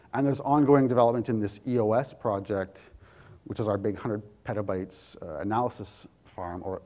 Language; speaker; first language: English; native; English